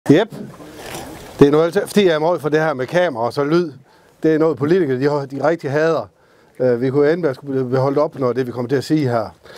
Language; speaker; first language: Danish; native; Danish